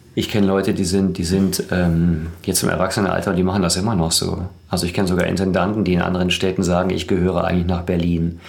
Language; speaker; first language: German; native; German